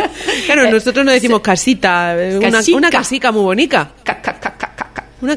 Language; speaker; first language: Spanish; native; Spanish